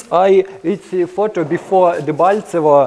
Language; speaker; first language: English; non-native, learner; Ukrainian